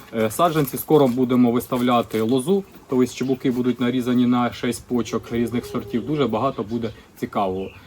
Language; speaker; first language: Ukrainian; native; Ukrainian